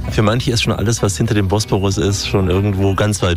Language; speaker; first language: German; native; German